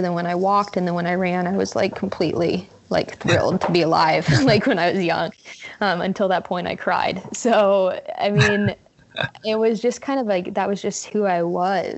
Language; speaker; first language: English; native; English